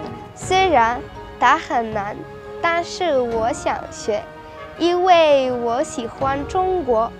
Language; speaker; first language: Chinese; non-native, learner; Malagasy